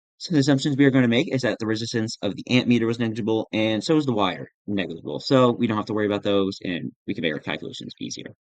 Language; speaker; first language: English; native; English